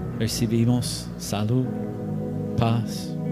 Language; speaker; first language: Spanish; non-native, learner; English